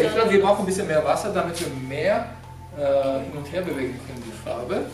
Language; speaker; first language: German; non-native, fluent; Georgian